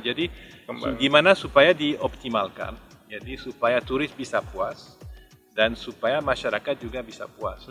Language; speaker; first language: Indonesian; non-native, fluent; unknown